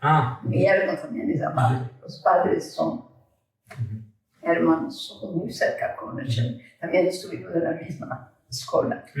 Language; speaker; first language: Spanish; early bilingual, heritage; Ladino